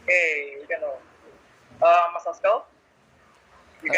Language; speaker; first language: English; non-native, learner; Indonesian